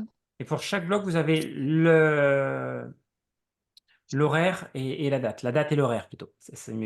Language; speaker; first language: French; native; French